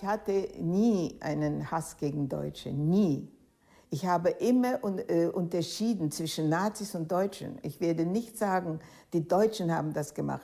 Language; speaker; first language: German; non-native, fluent; Lithuanian